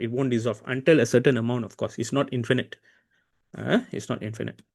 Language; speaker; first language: English; non-native, local second language; Malay